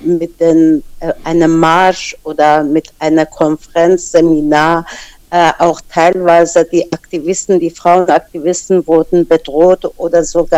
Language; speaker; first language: German; non-native, fluent; Persian